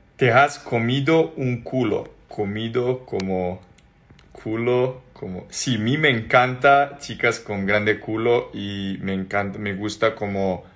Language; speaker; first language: Spanish; non-native, learner; Serbian